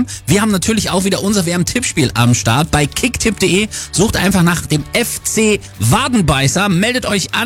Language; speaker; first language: German; native; German